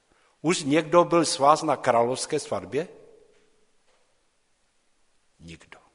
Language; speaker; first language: Czech; non-native, local second language; Polish